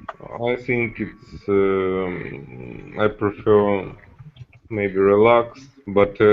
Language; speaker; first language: English; non-native, learner; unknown